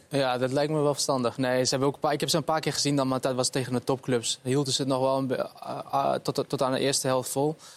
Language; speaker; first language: Dutch; early bilingual, other home language; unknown